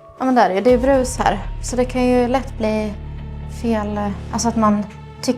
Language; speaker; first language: Swedish; native; Swedish